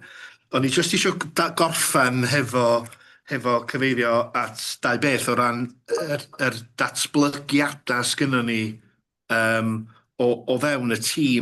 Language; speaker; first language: Welsh; native; Welsh